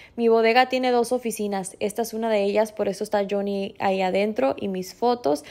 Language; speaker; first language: Spanish; early bilingual, heritage; Spanish